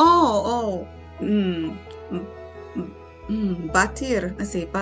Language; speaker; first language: Spanish; non-native, learner; English